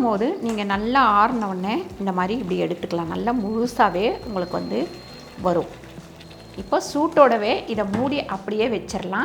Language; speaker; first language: Tamil; native; Tamil